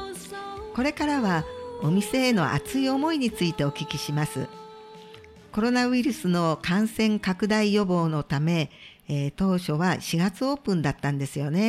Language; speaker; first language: Japanese; native; Japanese